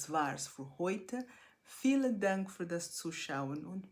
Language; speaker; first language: German; non-native, fluent; Portuguese